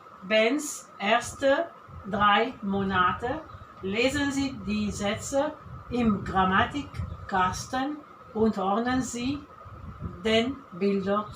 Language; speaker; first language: German; non-native, fluent; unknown